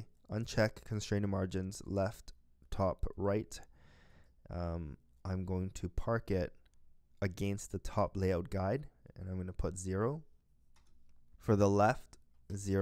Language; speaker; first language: English; native; English